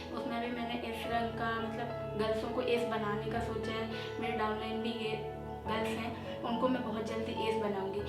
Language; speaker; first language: Hindi; native; Hindi